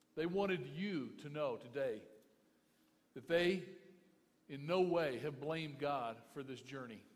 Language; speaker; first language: English; native; English